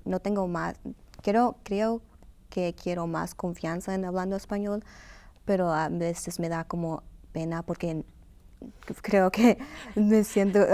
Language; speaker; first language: Spanish; early bilingual, heritage; Spanish